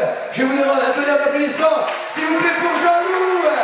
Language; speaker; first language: French; native; French